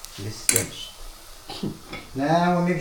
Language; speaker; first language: English; non-native, learner; Arabic